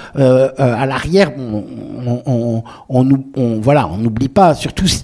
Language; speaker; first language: French; native; French